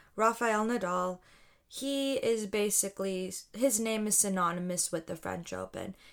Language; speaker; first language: English; native; English